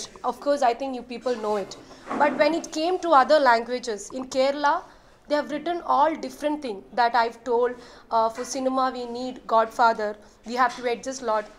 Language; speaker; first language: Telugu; non-native, learner; Malayalam